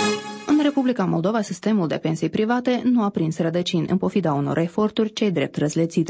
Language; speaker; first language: Romanian; native; Romanian